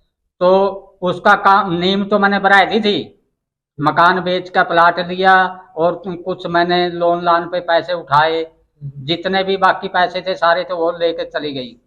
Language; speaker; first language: Hindi; non-native, local second language; Haryanvi